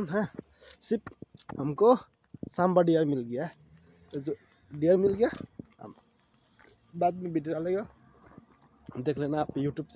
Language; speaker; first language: Hindi; non-native, local second language; Bangla